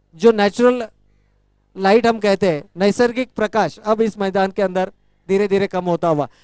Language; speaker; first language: Hindi; non-native, local second language; Marathi